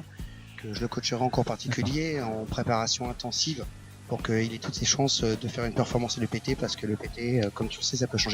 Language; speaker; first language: French; native; French